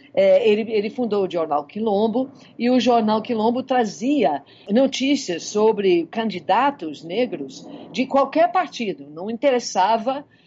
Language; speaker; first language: Portuguese; non-native, fluent; English